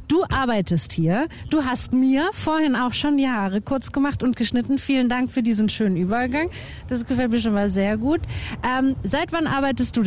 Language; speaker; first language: German; native; German